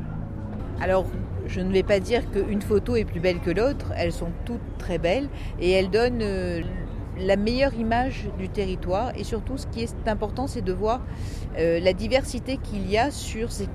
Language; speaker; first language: French; native; French